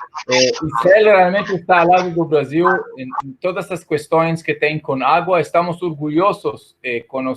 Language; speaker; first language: Portuguese; non-native, fluent; Hebrew